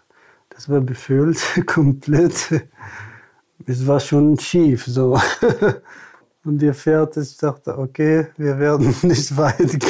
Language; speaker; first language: German; non-native, fluent; Tamasheq